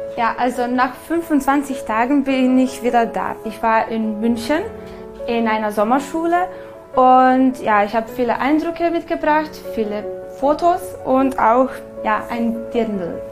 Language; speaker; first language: German; non-native, fluent; Serbian